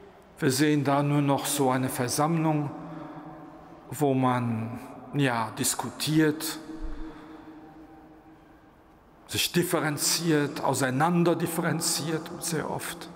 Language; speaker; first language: German; non-native, local second language; Luxembourgish